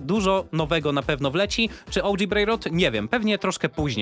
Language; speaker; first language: Polish; native; Polish